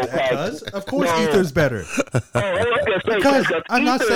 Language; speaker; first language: English; native; English